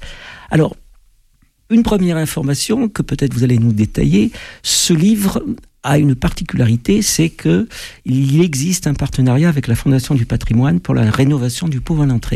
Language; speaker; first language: French; native; French